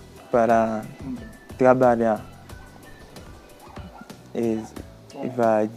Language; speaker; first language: Portuguese; non-native, learner; Haitian Creole